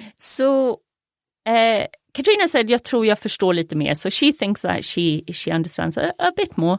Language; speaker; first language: Swedish; native; Swedish